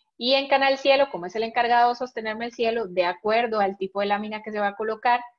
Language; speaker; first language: Spanish; native; Spanish